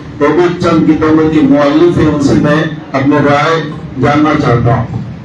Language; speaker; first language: Urdu; non-native, local second language; Bangla